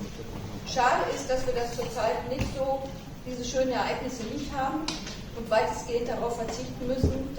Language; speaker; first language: German; native; German